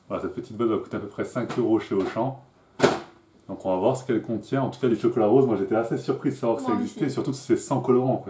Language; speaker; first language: French; native; French